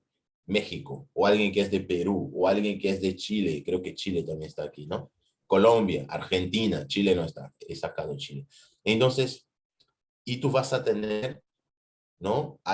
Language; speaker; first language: Spanish; non-native, fluent; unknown